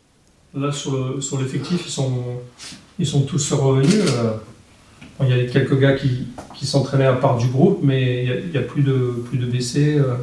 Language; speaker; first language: French; native; French